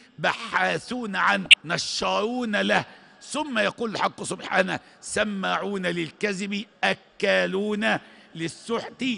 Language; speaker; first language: Arabic; native; Arabic